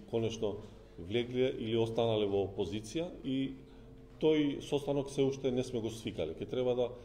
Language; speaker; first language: Macedonian; non-native, local second language; Albanian